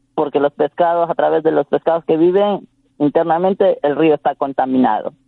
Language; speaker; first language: Spanish; non-native, local second language; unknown